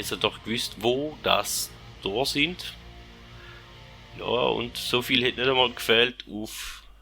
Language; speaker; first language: German; native; German